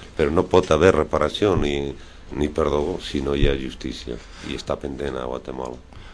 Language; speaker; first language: Catalan; non-native, local second language; Spanish